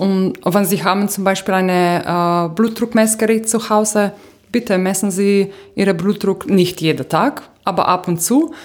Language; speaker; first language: German; non-native, fluent; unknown